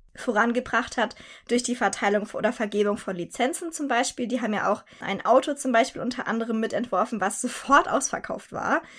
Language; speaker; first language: German; native; German